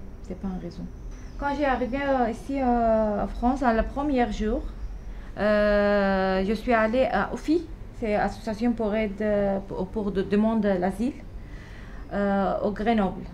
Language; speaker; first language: French; non-native, learner; Arabic